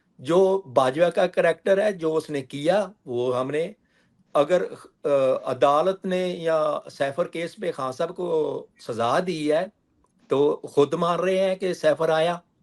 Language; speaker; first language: Urdu; non-native, local second language; Punjabi